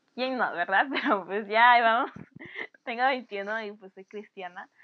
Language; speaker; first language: Spanish; early bilingual, heritage; Spanish